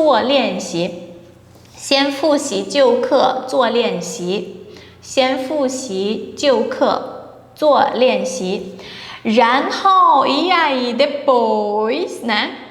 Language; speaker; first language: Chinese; non-native, fluent; Portuguese